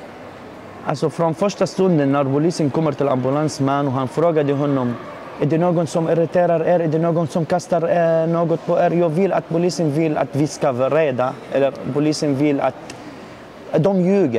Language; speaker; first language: Swedish; non-native, learner; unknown